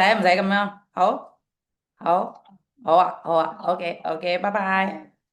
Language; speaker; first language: Cantonese; non-native, fluent; Indonesian